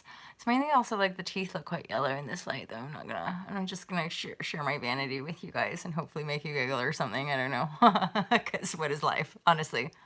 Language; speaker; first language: English; native; English